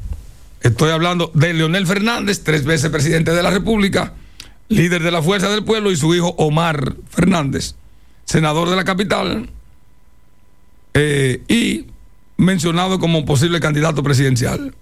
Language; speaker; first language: Spanish; native; Spanish